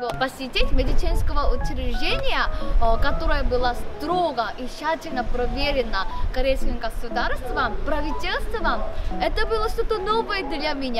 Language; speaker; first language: Russian; non-native, fluent; Korean